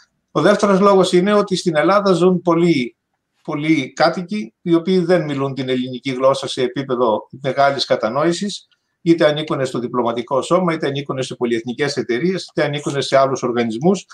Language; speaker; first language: Greek; native; Greek